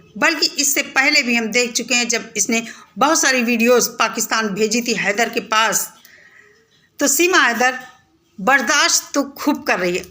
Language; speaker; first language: Hindi; native; Hindi